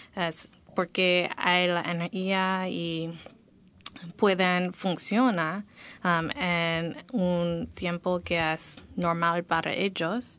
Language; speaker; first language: Spanish; non-native, learner; English